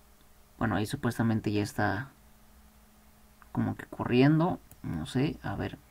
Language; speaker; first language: Spanish; native; Spanish